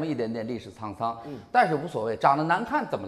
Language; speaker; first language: Chinese; native; Chinese